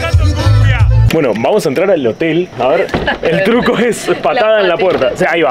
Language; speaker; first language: Spanish; native; Spanish